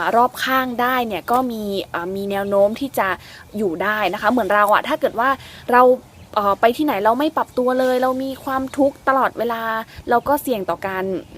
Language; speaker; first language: Thai; native; Thai